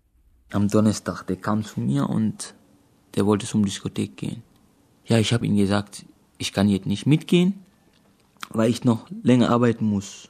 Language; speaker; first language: German; non-native, fluent; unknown